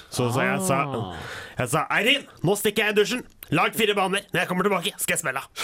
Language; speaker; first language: Norwegian; native; Norwegian